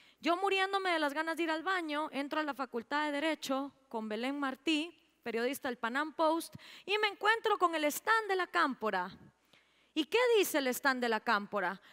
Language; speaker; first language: Spanish; native; Spanish